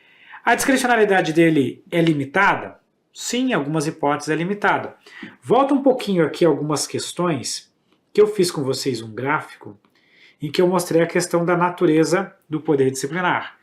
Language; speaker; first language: Portuguese; native; Portuguese